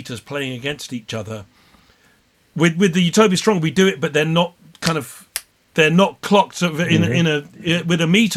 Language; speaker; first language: English; native; English